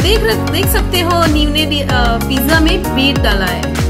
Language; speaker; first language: Hindi; native; Hindi